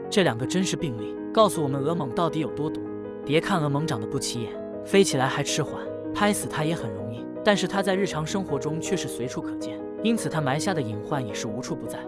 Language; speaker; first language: Chinese; native; Chinese